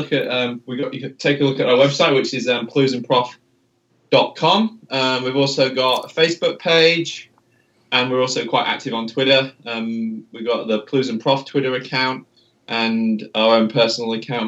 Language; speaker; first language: English; native; English